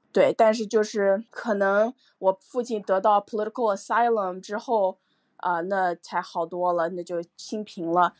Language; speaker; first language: Chinese; early bilingual, heritage; Chinese